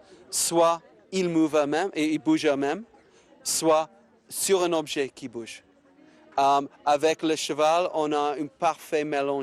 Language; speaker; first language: French; non-native, fluent; English